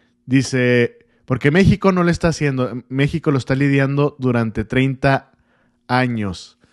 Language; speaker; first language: Spanish; native; Spanish